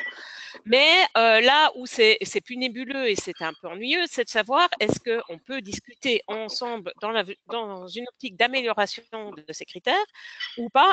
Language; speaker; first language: French; native; French